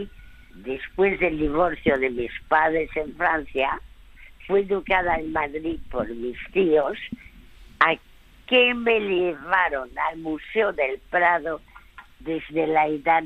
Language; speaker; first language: Spanish; early bilingual, other home language; French